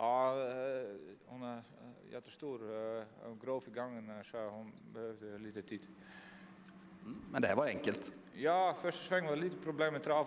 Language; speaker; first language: Swedish; non-native, learner; Dutch